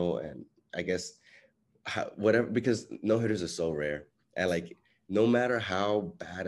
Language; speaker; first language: English; non-native, fluent; Spanish